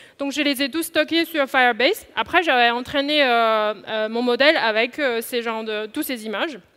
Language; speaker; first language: French; non-native, fluent; Chinese